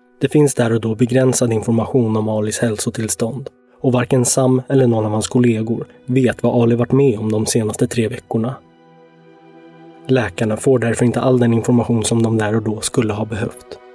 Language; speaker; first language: Swedish; native; Swedish